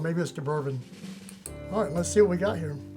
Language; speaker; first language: English; native; English